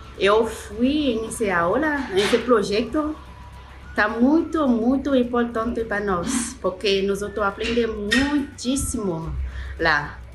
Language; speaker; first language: Portuguese; non-native, learner; Haitian Creole